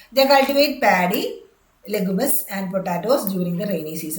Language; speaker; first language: English; non-native, local second language; Malayalam